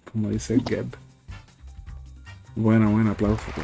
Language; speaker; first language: Spanish; native; Spanish